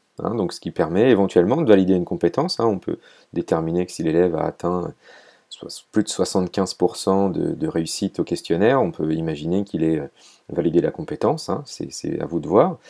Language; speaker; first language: French; native; French